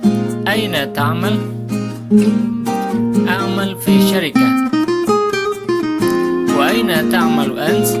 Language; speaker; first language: Arabic; non-native, fluent; Indonesian